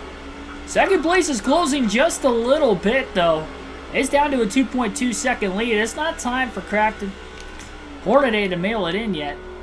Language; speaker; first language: English; native; English